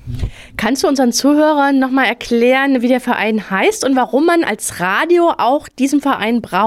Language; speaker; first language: German; native; German